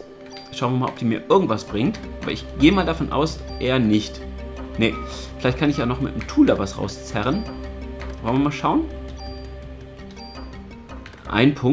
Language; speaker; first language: German; native; German